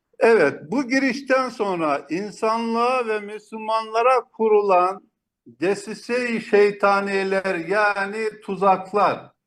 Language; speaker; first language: Turkish; native; Turkish